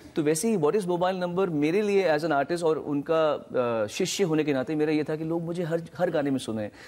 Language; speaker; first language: Hindi; native; Hindi